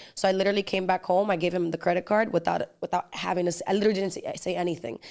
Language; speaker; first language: English; early bilingual, other home language; Spanish